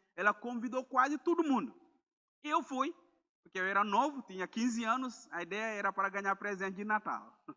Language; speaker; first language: Portuguese; non-native, fluent; Mandingo